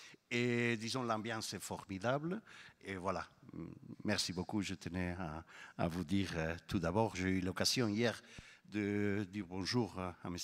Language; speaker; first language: French; non-native, fluent; Spanish